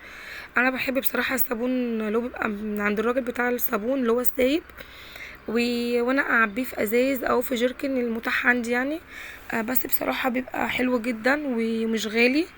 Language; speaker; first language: Arabic; native; Arabic